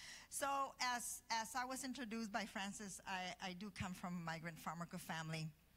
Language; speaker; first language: English; early bilingual, other home language; Spanish